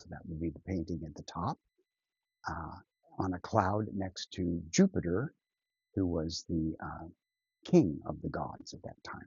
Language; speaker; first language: English; native; English